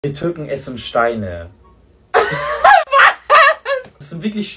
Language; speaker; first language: German; early bilingual, other home language; Turkish